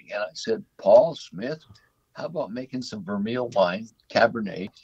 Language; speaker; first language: English; native; English